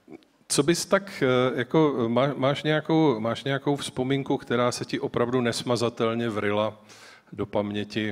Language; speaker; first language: Czech; native; Czech